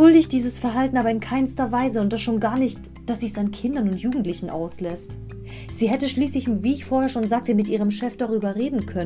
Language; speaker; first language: German; native; German